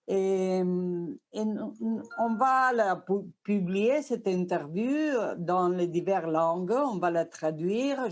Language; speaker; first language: French; non-native, fluent; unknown